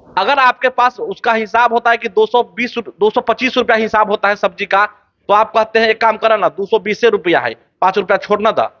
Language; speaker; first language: Hindi; native; Hindi